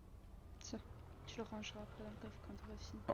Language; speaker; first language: French; native; French